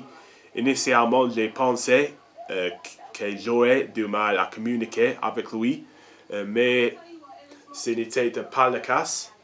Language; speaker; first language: French; non-native, learner; English